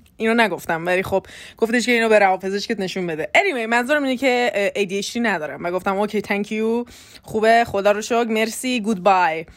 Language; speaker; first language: Persian; early bilingual, heritage; Persian